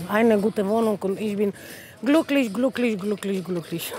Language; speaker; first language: German; non-native, learner; Polish